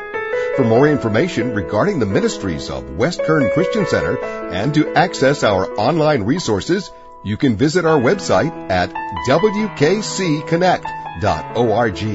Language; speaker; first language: English; native; English